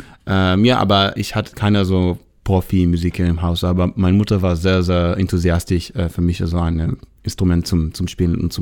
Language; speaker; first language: German; non-native, learner; Hebrew